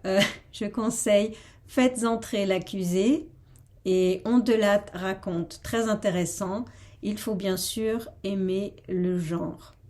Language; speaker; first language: French; non-native, fluent; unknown